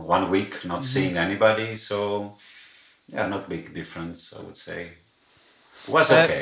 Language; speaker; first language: English; non-native, fluent; Greek